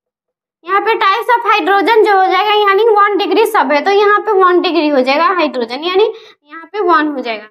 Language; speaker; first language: Hindi; native; Hindi